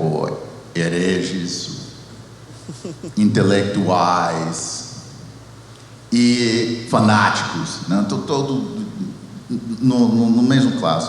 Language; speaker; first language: Portuguese; non-native, fluent; English